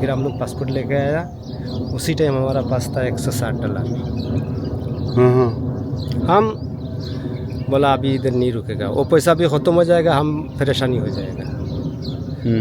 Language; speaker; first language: Hindi; non-native, learner; Bangla